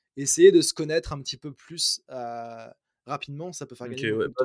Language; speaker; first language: French; native; French